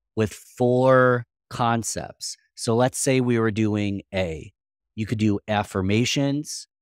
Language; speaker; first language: English; native; English